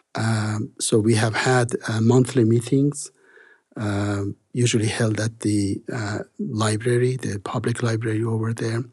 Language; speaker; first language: English; non-native, fluent; Persian